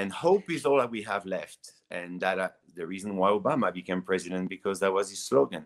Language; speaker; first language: English; non-native, fluent; French